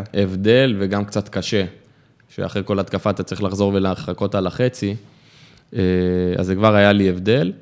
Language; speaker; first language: Hebrew; native; Hebrew